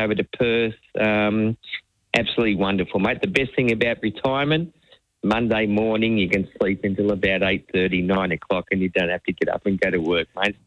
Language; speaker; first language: English; native; English